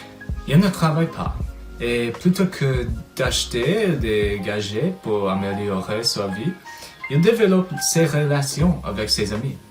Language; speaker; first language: French; non-native, fluent; English